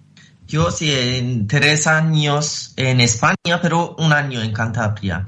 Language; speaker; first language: Spanish; non-native, fluent; Persian